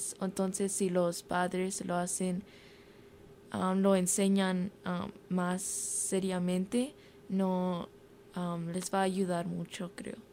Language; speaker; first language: Spanish; early bilingual, heritage; Spanish